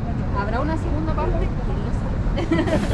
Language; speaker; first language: Spanish; native; Spanish